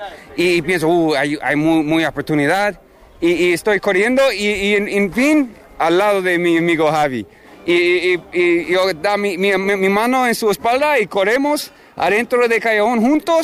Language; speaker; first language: Spanish; non-native, learner; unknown